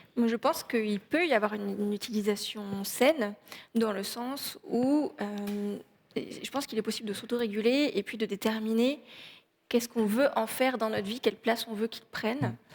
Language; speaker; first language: French; native; French